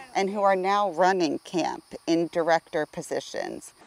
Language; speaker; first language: English; native; English